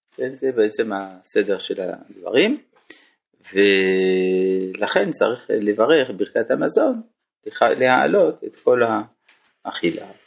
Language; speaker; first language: Hebrew; non-native, fluent; French